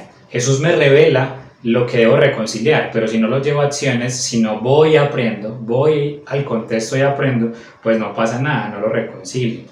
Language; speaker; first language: Spanish; native; Spanish